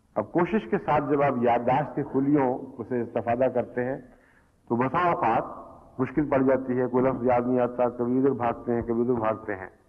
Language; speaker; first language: Urdu; native; Urdu